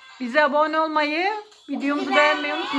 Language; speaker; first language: Turkish; native; Turkish